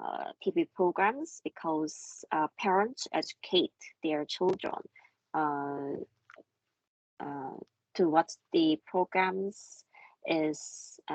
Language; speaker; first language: English; non-native, learner; Korean